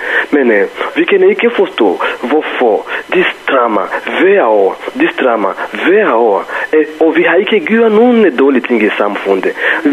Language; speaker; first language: Danish; non-native, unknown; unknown